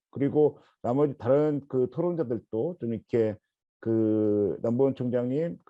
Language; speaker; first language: Korean; native; Korean